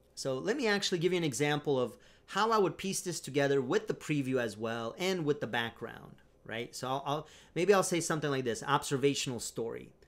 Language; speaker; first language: English; non-native, fluent; Romanian